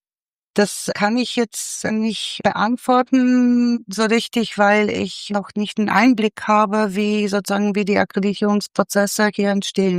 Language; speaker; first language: German; non-native, fluent; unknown